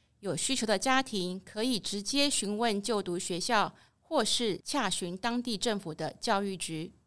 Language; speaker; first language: Chinese; native; Chinese